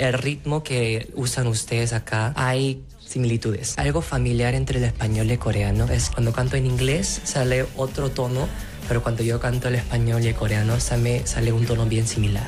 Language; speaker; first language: Spanish; non-native, fluent; Korean